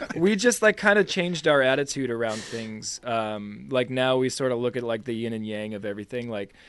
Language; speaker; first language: English; native; English